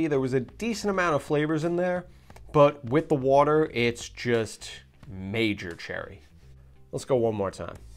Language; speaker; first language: English; native; English